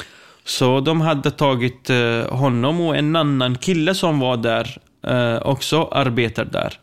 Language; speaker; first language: Swedish; non-native, fluent; Kurdish